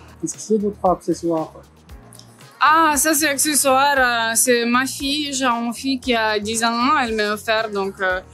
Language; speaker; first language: French; non-native, learner; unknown